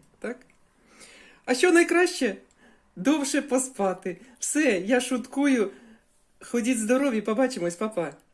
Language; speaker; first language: Ukrainian; non-native, local second language; Russian